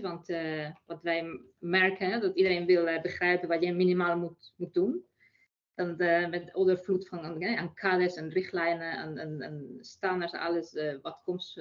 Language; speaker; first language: Dutch; non-native, fluent; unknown